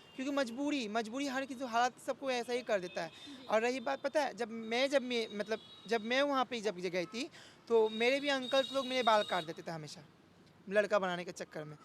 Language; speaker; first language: Hindi; native; Hindi